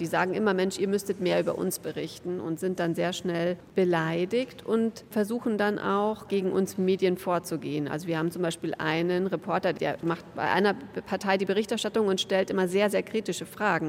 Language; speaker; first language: German; native; German